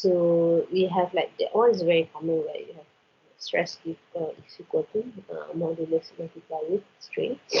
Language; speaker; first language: English; non-native, local second language; Malay